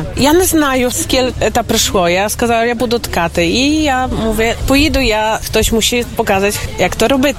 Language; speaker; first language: Polish; non-native, local second language; Ukrainian